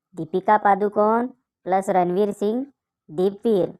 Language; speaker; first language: Hindi; non-native, local second language; Marathi